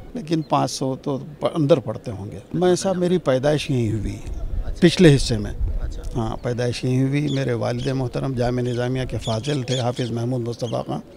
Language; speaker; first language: Hindi; non-native, local second language; Urdu